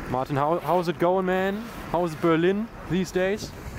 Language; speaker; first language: English; non-native, fluent; German